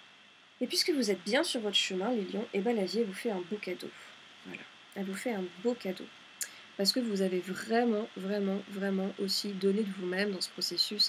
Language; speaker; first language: French; native; French